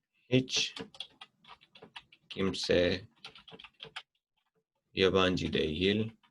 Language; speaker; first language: Turkish; non-native, fluent; Urdu